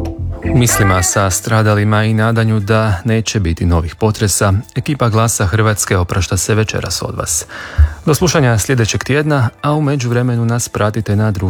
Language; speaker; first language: Serbian; native; Serbian